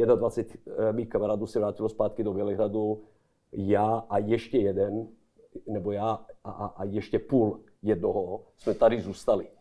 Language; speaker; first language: Czech; non-native, fluent; Serbian